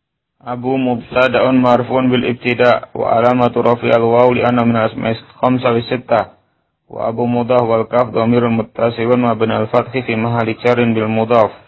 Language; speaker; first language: Arabic; non-native, fluent; Indonesian